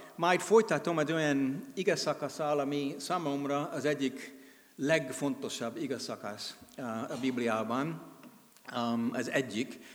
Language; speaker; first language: Hungarian; non-native, fluent; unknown